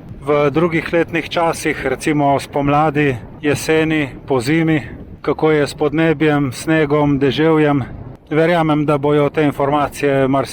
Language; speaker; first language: Slovenian; native; Slovenian